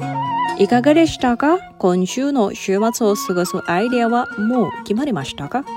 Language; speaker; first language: Japanese; non-native, fluent; Indonesian